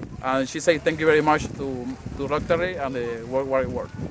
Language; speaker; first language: English; non-native, fluent; Spanish